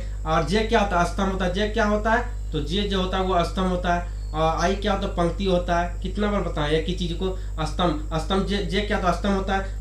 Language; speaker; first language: Hindi; native; Hindi